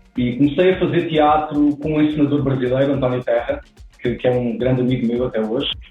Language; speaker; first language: Portuguese; native; Portuguese